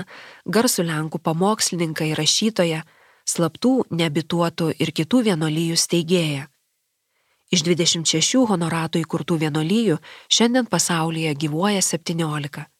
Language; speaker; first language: Lithuanian; native; Lithuanian